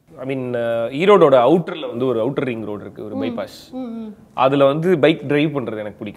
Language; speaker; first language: Tamil; native; Tamil